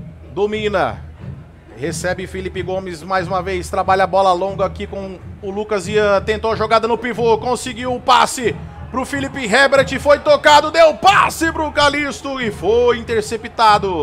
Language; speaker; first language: Portuguese; native; Portuguese